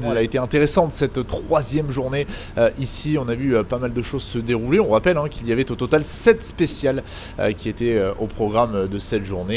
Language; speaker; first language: French; native; French